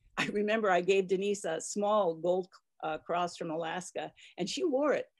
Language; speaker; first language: English; native; English